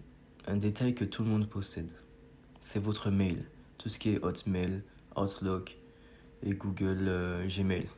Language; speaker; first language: French; native; French